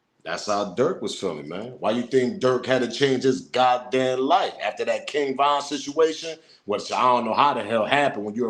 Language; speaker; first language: English; native; English